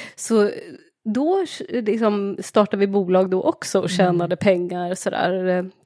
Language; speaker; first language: Swedish; native; Swedish